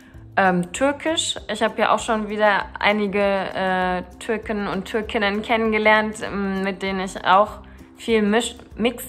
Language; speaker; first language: German; early bilingual, other home language; Turkish